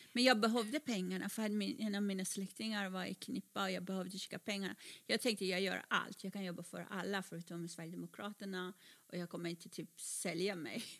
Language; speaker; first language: Swedish; non-native, fluent; Persian